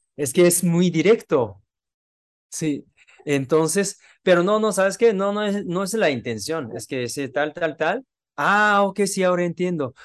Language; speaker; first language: Spanish; non-native, fluent; Japanese